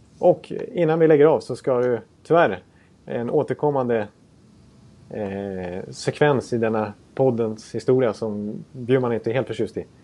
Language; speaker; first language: Swedish; native; Swedish